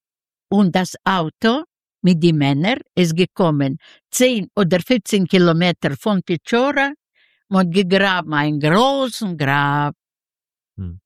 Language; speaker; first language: German; non-native, learner; Yiddish